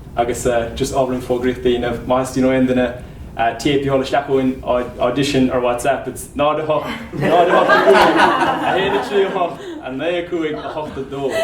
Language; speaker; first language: Irish; native; Irish